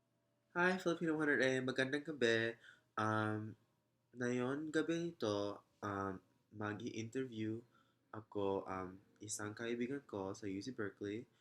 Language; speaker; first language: Filipino; non-native, learner; English